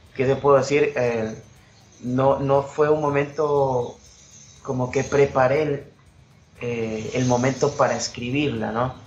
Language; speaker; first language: Spanish; native; Spanish